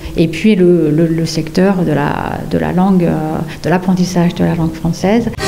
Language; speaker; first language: French; native; French